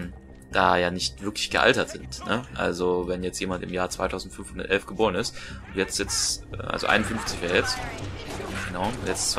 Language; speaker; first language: German; native; German